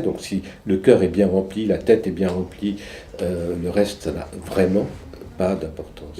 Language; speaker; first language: French; early bilingual, other home language; Romanian